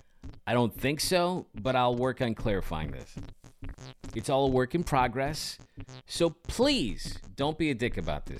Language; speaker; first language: English; native; English